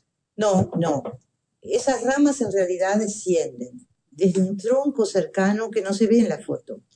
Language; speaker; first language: Spanish; native; Spanish